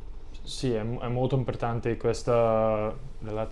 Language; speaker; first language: Italian; non-native, learner; English